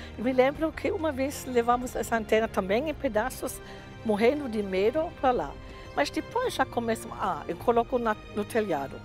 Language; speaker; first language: Portuguese; non-native, fluent; German